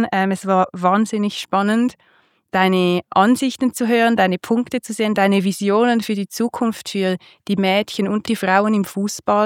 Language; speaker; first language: German; native; German